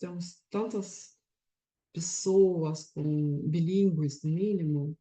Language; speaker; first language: Portuguese; non-native, fluent; Russian